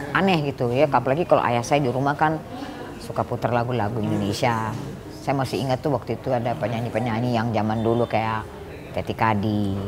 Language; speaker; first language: Indonesian; early bilingual, heritage; Indonesian